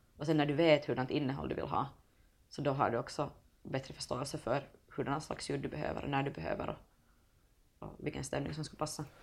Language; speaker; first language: Swedish; native; Swedish